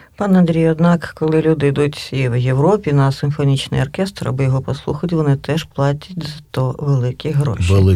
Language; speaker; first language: Ukrainian; native; Ukrainian